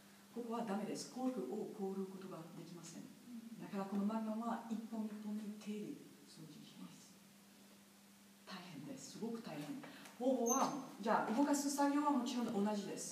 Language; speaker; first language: Japanese; non-native, learner; French